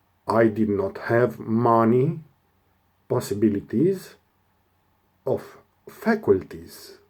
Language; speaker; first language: English; non-native, learner; Romanian